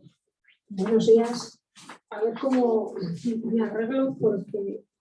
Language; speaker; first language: Spanish; native; Spanish